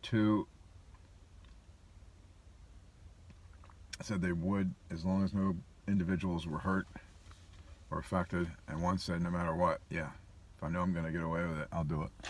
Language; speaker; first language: English; native; English